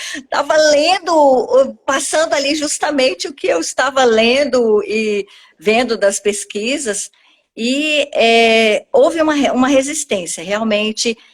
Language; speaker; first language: Portuguese; native; Portuguese